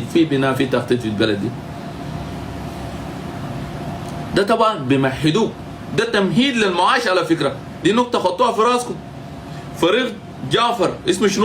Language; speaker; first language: Arabic; native; Arabic